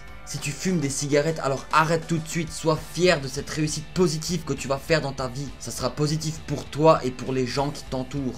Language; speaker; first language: French; native; French